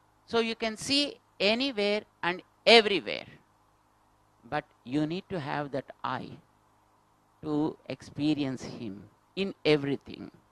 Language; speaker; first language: English; non-native, local second language; Telugu